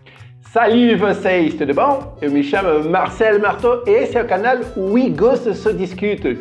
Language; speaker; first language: Portuguese; non-native, fluent; French